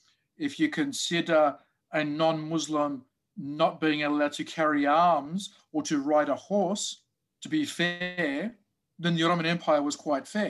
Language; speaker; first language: English; native; English